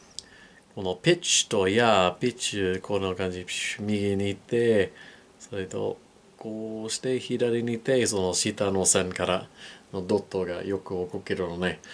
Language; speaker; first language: Japanese; non-native, learner; English